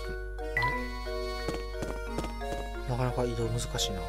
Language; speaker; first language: Japanese; native; Japanese